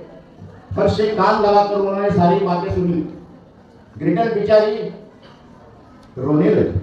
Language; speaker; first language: Hindi; non-native, local second language; Marathi